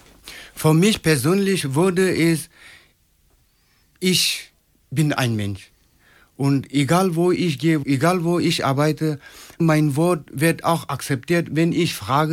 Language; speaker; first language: German; non-native, learner; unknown